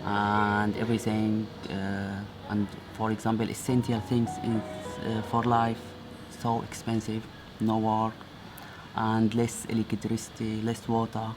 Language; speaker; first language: English; non-native, learner; Arabic